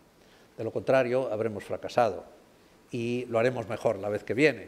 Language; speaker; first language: Spanish; native; Spanish